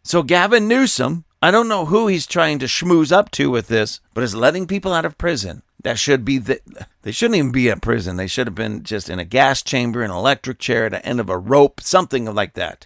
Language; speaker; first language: English; native; English